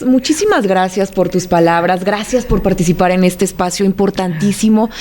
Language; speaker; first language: Spanish; native; Spanish